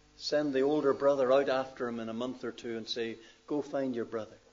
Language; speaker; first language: English; native; English